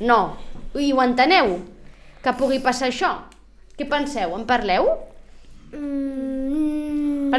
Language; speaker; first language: Catalan; native; Catalan